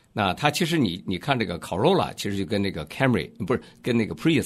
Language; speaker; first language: Chinese; native; Chinese